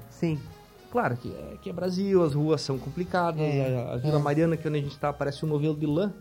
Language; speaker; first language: Portuguese; native; Portuguese